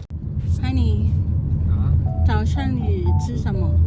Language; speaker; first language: Chinese; non-native, learner; Filipino